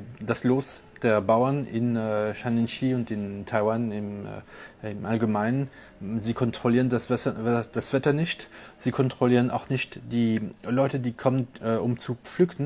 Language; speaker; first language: German; non-native, local second language; French